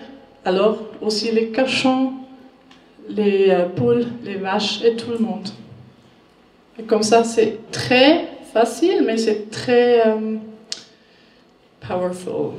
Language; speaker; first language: French; non-native, learner; German